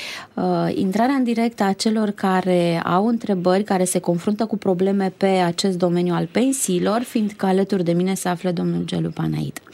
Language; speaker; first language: Romanian; native; Romanian